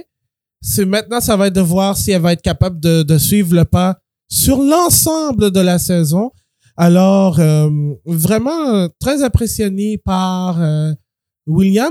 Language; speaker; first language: French; native; French